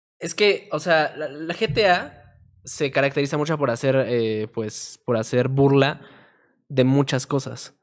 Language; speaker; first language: Spanish; native; Spanish